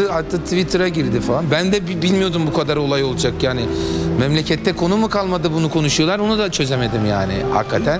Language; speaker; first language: Turkish; native; Turkish